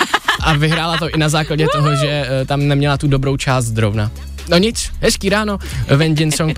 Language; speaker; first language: Czech; native; Czech